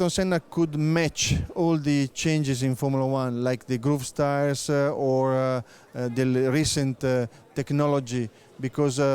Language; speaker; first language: English; non-native, fluent; Italian